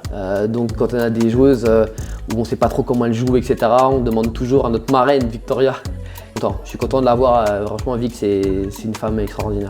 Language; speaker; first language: French; native; French